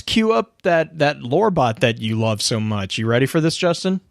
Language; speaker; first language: English; native; English